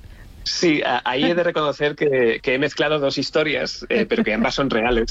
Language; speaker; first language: Spanish; native; Spanish